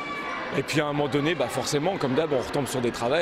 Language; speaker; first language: French; native; French